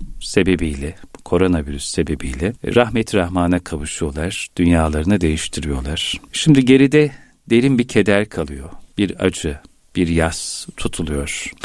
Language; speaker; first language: Turkish; native; Turkish